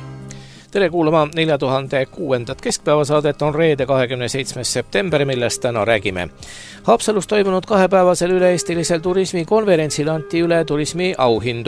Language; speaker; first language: Estonian; native; Estonian